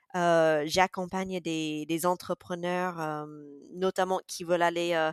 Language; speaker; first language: French; non-native, fluent; English